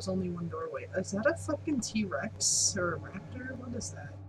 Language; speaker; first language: English; native; English